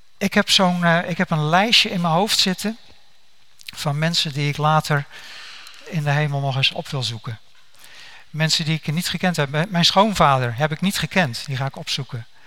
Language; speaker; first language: Dutch; native; Dutch